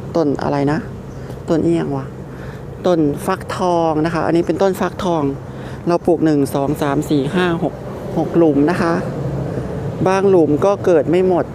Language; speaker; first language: Thai; non-native, local second language; Northeastern Thai